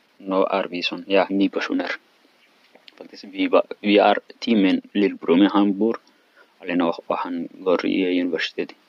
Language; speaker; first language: Swedish; non-native, learner; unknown